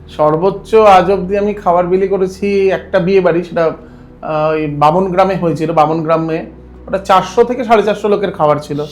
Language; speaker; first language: Bangla; native; Bangla